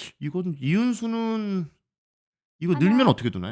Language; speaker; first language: Korean; native; Korean